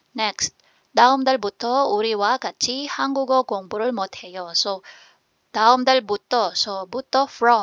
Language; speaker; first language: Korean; non-native, fluent; Filipino